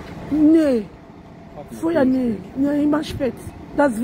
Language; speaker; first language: German; non-native, learner; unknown